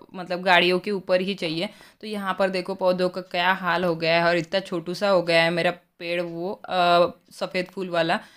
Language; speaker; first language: Hindi; native; Hindi